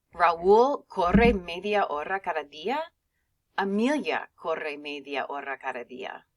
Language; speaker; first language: Spanish; non-native, fluent; English